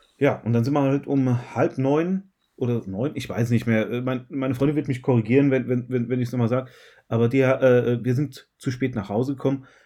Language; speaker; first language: German; native; German